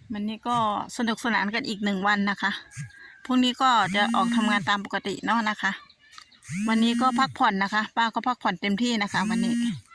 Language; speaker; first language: Thai; non-native, local second language; Northeastern Thai